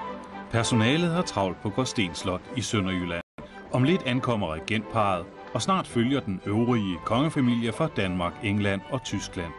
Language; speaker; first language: Danish; native; Danish